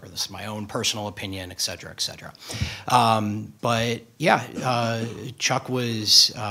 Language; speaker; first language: English; native; English